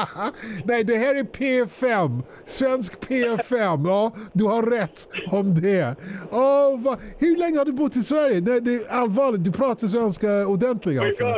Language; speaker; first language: Swedish; non-native, fluent; English